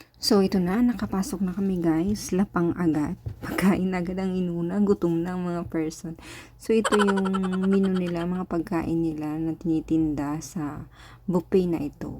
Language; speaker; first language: Filipino; native; Filipino